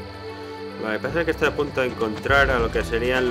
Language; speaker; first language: Spanish; native; Spanish